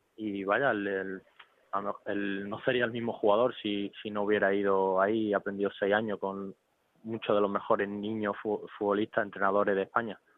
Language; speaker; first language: Spanish; early bilingual, other home language; English